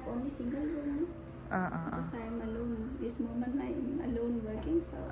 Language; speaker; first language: English; non-native, learner; Indonesian